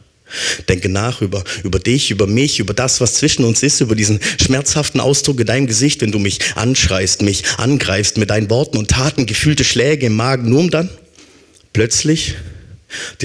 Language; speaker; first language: German; native; German